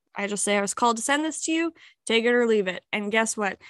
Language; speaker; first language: English; native; English